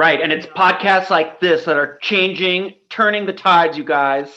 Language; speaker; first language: English; native; English